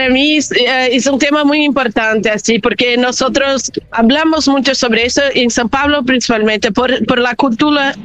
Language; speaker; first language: Spanish; non-native, fluent; Portuguese